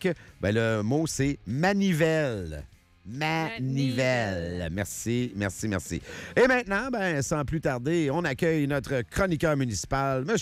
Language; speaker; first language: French; native; French